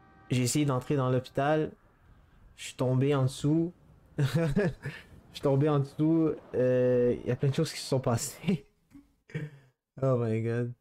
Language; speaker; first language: French; native; French